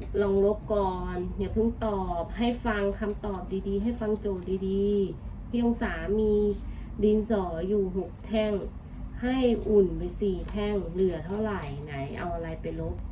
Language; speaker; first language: Thai; native; Thai